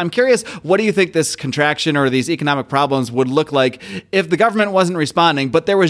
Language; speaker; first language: English; native; English